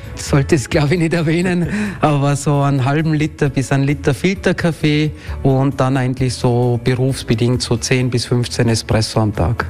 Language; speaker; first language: German; native; German